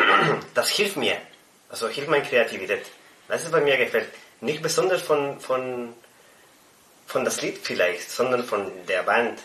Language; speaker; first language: German; non-native, fluent; Spanish